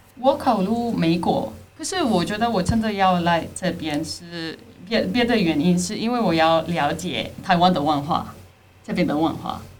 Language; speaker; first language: Chinese; non-native, learner; Spanish